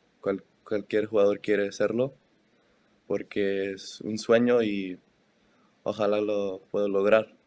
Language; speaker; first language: Spanish; early bilingual, heritage; Spanish